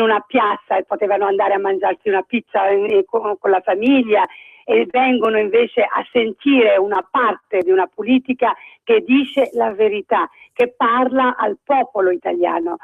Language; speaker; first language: Italian; non-native, fluent; Arabic